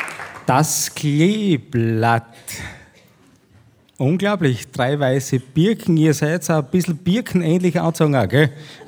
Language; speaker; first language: German; native; German